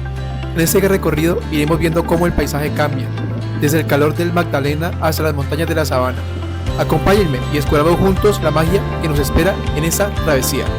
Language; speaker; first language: Spanish; native; Spanish